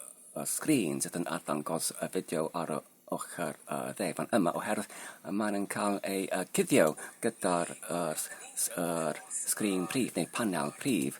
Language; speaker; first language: Welsh; non-native, learner; Polish